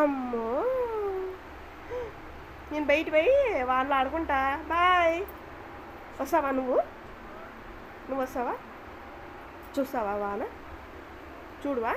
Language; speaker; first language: Telugu; native; Telugu